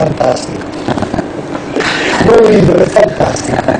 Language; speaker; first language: Italian; native; Italian